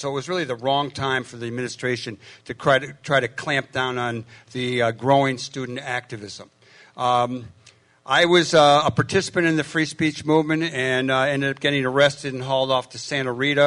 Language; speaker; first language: English; native; English